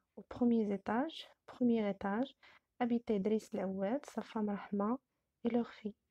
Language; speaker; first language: French; non-native, local second language; Arabic